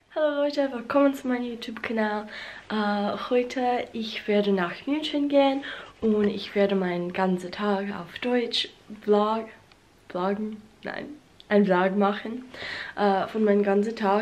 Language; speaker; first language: German; non-native, learner; English